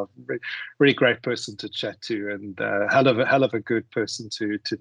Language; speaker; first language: English; native; English